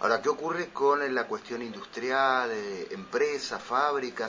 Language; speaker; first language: Spanish; native; Spanish